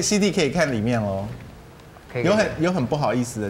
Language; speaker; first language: Chinese; native; Chinese